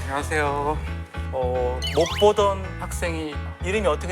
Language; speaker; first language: Korean; native; Korean